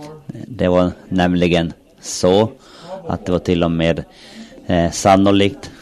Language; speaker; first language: Swedish; non-native, local second language; Finnish